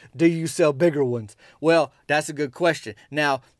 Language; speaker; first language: English; native; English